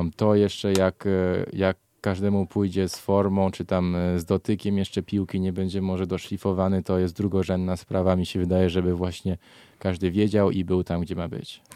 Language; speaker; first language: Polish; early bilingual, heritage; Polish